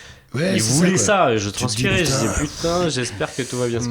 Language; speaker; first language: French; native; French